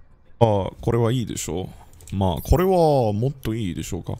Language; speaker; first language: Japanese; non-native, learner; English